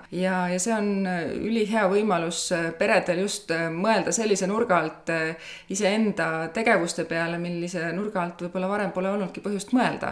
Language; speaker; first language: Estonian; native; Estonian